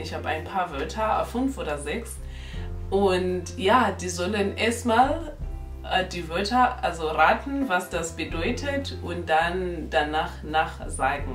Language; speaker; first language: German; non-native, local second language; North Ndebele